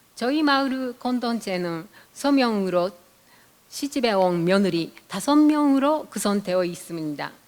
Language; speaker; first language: Korean; non-native, fluent; Japanese